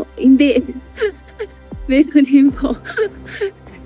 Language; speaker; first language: Filipino; non-native, learner; Chinese